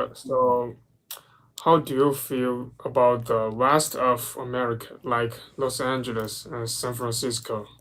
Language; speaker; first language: English; non-native, learner; Chinese